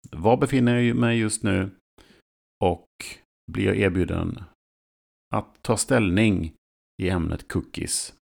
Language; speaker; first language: Swedish; native; Swedish